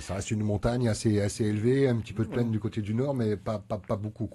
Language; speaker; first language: French; native; French